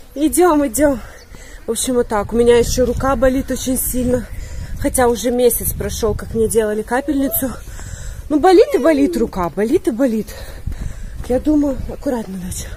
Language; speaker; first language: Russian; native; Russian